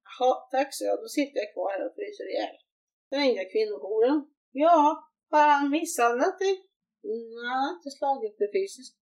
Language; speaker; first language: Swedish; native; Swedish